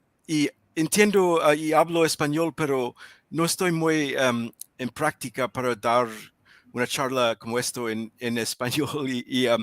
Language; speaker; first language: Spanish; non-native, learner; English